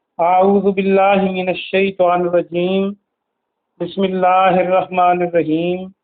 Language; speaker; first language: Urdu; non-native, local second language; Punjabi